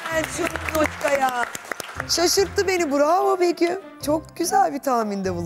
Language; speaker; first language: Turkish; native; Turkish